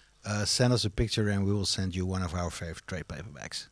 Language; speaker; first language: English; non-native, fluent; Dutch